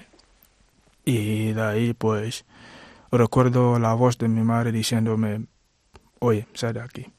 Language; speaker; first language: Spanish; non-native, fluent; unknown